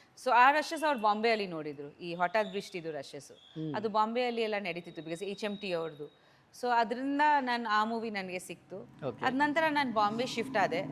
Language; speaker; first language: Kannada; non-native, fluent; Bangla